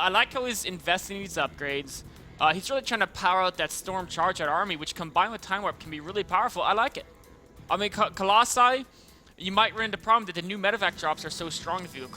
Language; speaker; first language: English; native; English